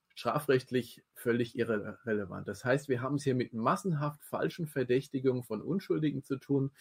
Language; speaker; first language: German; native; German